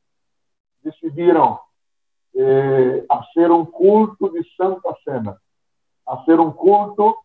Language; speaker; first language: Spanish; non-native, fluent; Portuguese